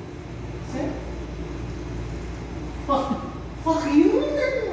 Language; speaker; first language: English; non-native, learner; Arabic